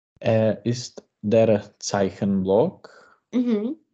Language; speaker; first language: German; non-native, learner; Czech